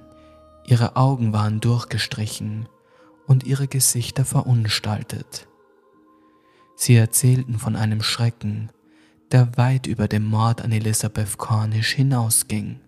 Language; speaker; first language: German; native; German